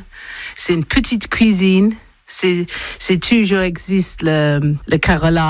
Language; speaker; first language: French; non-native, learner; English